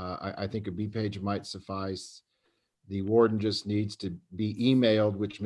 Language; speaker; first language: English; native; English